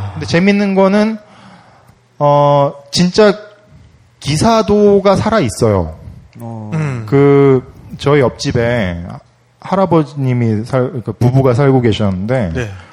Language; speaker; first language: Korean; native; Korean